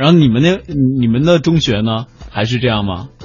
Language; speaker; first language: Chinese; native; Chinese